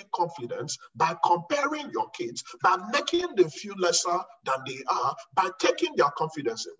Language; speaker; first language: English; non-native, local second language; Igbo